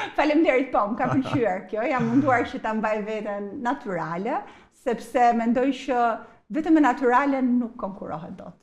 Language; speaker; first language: Albanian; early bilingual, heritage; Albanian